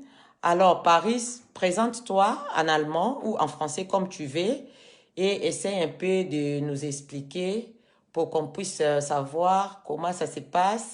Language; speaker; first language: French; non-native, fluent; Lingala